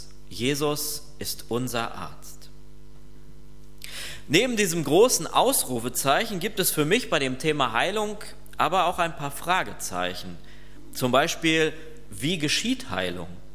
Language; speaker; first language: German; native; German